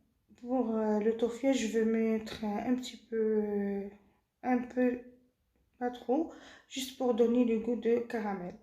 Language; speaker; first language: French; non-native, local second language; Arabic